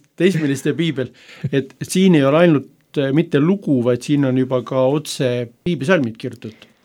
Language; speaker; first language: Estonian; native; Estonian